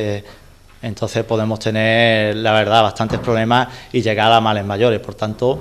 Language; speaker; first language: Spanish; native; Spanish